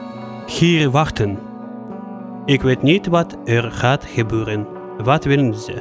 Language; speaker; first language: Dutch; non-native, learner; Russian